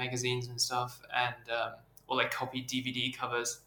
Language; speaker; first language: English; native; English